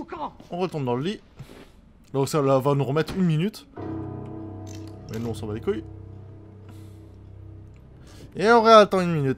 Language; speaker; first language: French; native; French